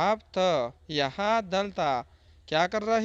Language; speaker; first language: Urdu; non-native, fluent; Pashto